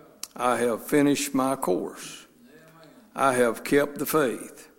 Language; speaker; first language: English; native; English